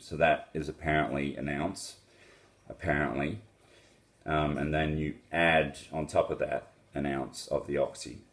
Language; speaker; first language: English; native; English